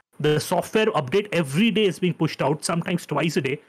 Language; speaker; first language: English; non-native, local second language; Hindi